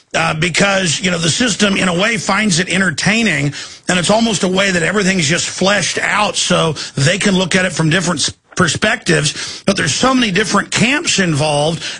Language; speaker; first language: English; native; English